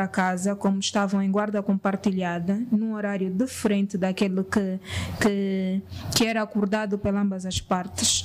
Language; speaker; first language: Portuguese; native; Portuguese